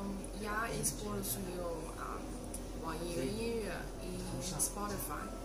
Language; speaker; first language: Russian; non-native, learner; Chinese